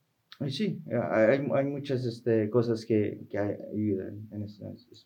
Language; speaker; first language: Spanish; early bilingual, heritage; Spanish